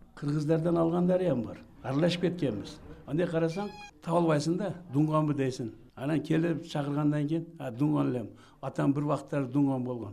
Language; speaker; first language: Kyrgyz; non-native, local second language; Uzbek